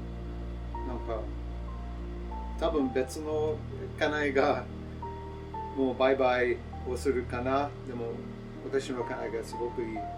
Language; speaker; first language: Japanese; non-native, learner; English